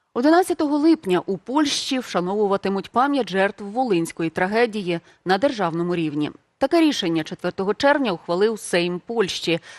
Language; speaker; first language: Ukrainian; native; Ukrainian